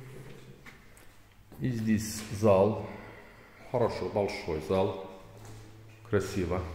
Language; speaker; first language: Russian; non-native, learner; Turkish